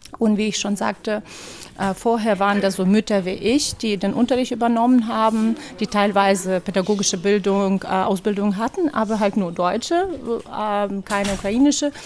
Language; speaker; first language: German; non-native, fluent; Ukrainian